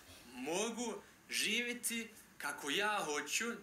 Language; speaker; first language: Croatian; early bilingual, heritage; Croatian